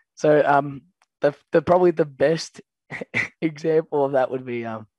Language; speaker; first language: English; native; English